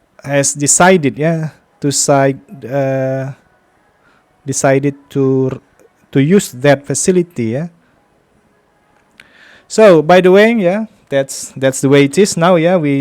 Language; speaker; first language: English; non-native, fluent; Indonesian